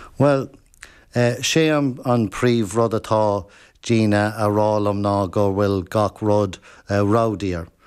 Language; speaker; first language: Irish; non-native, local second language; English